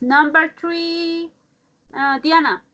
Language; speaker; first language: English; non-native, learner; Spanish